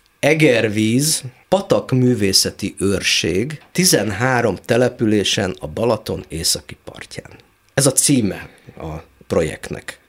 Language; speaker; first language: Hungarian; native; Hungarian